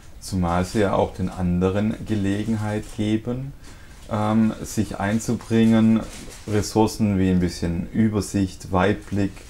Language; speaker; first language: German; native; German